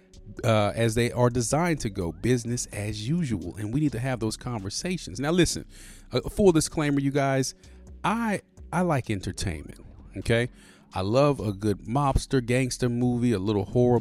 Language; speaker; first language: English; native; English